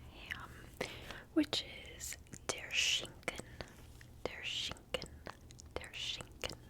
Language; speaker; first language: German; non-native, learner; English